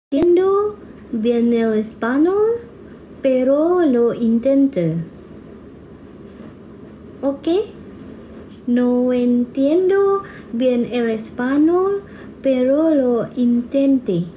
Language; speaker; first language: Spanish; non-native, learner; Indonesian